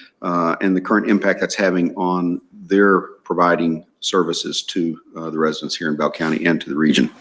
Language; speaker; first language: English; native; English